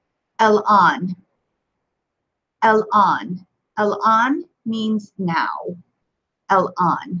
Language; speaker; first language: Arabic; non-native, fluent; English